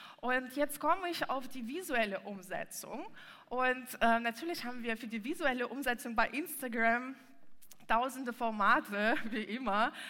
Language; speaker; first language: German; non-native, fluent; Russian